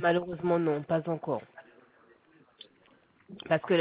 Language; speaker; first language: French; native; French